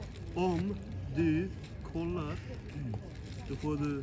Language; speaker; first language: Swedish; early bilingual, other home language; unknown